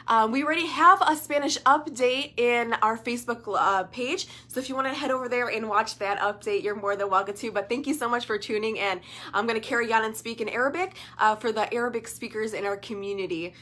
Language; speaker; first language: English; early bilingual, other home language; Arabic